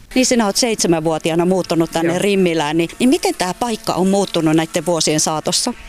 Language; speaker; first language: Finnish; native; Finnish